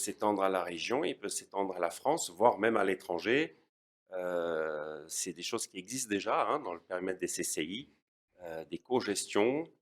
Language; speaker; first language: French; native; French